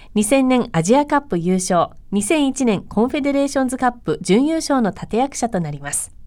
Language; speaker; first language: Japanese; native; Japanese